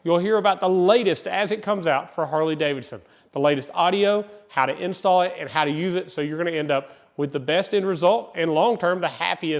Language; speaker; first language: English; native; English